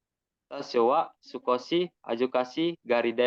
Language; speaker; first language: Japanese; non-native, learner; Indonesian